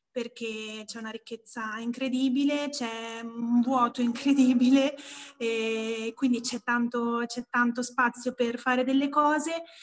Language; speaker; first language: Italian; native; Italian